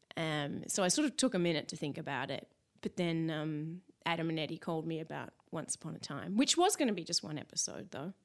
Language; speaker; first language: English; native; English